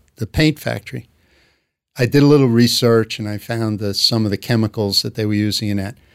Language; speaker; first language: English; native; English